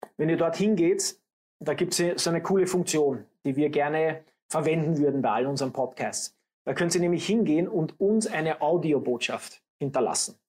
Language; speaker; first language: German; early bilingual, other home language; English